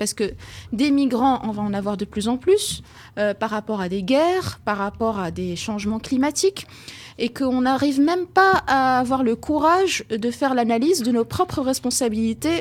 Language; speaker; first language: French; non-native, local second language; Arabic